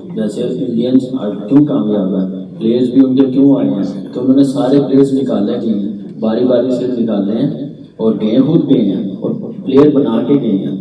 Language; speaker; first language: Urdu; non-native, local second language; Punjabi